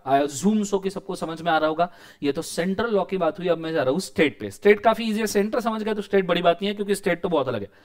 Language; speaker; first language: Hindi; non-native, local second language; Marathi